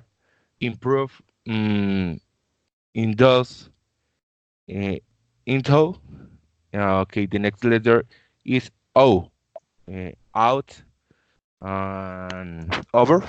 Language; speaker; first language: English; non-native, learner; Spanish